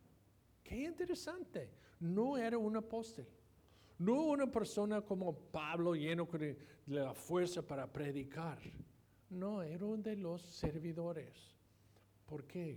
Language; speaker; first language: Spanish; non-native, fluent; English